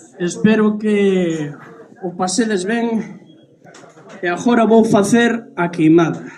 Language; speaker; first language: Galician; native; Galician